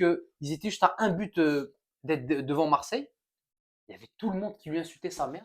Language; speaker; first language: French; native; French